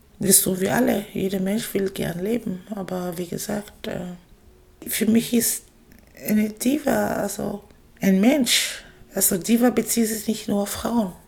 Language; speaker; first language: German; non-native, fluent; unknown